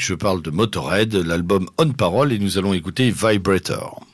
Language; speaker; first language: French; native; French